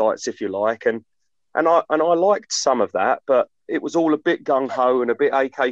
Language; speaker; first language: English; native; English